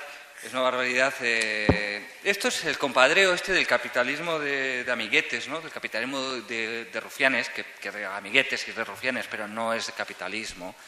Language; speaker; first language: Spanish; native; Spanish